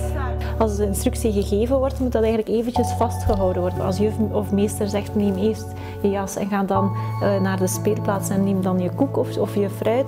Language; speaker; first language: Dutch; native; Dutch